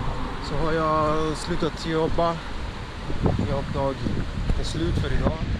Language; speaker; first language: Swedish; early bilingual, other home language; Russian